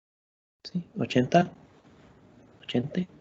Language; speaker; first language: Spanish; non-native, learner; English